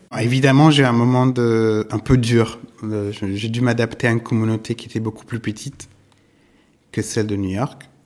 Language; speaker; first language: French; non-native, fluent; Italian